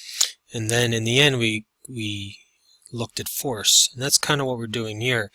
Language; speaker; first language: English; native; English